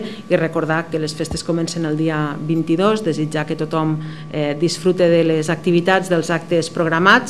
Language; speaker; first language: Catalan; native; Catalan